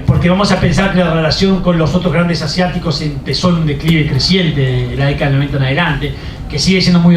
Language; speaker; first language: Spanish; native; Spanish